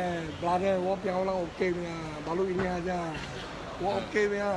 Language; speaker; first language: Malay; non-native, local second language; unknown